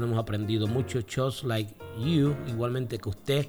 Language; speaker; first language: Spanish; early bilingual, heritage; Spanish